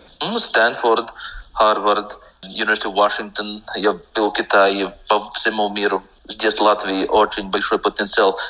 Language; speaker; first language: Russian; non-native, local second language; Latvian